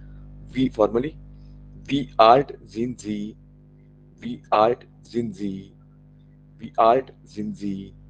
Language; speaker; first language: German; non-native, learner; Marathi